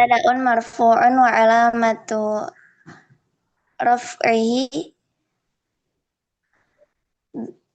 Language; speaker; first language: Arabic; non-native, learner; Indonesian